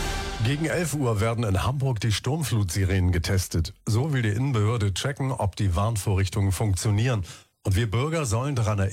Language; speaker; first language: German; native; German